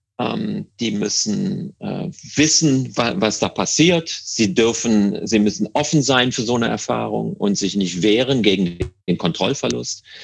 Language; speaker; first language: German; native; German